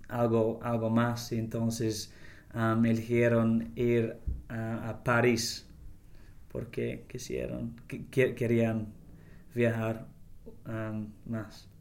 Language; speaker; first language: Spanish; non-native, learner; English